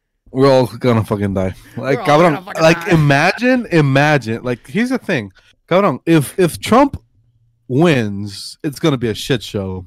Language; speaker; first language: English; non-native, local second language; Spanish